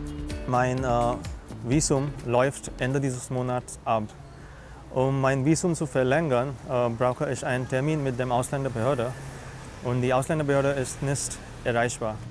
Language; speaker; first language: German; non-native, fluent; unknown